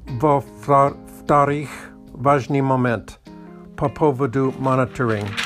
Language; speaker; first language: Russian; non-native, learner; English